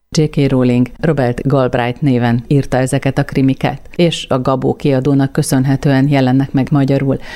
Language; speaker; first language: Hungarian; native; Hungarian